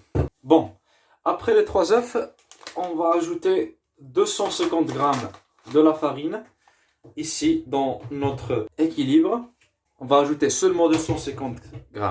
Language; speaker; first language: French; non-native, learner; Arabic